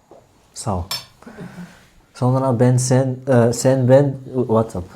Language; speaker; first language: Turkish; non-native, learner; French